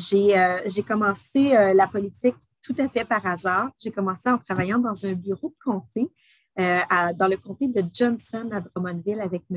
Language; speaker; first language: French; native; French